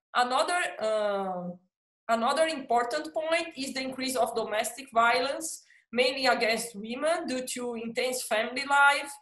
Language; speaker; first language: English; non-native, fluent; Portuguese